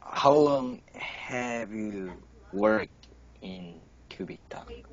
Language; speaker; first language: English; non-native, learner; Korean